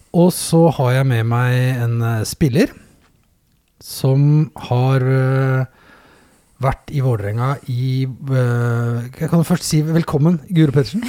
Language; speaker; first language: Norwegian; native; Norwegian